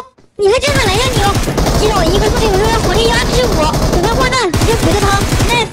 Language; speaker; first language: Chinese; native; Chinese